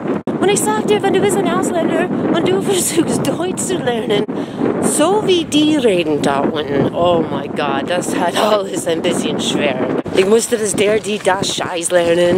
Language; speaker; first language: German; non-native, fluent; English